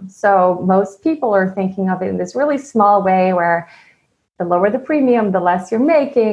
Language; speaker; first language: English; native; English